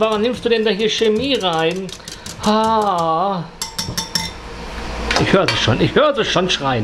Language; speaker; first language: German; native; German